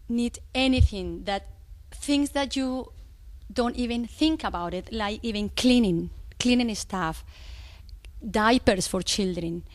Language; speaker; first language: English; non-native, fluent; Spanish